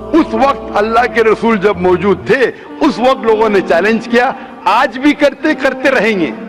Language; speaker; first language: Hindi; non-native, local second language; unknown